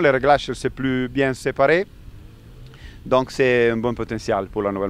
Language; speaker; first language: French; non-native, learner; Italian